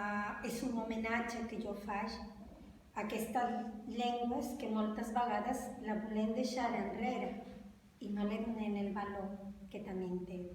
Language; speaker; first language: Catalan; non-native, fluent; Spanish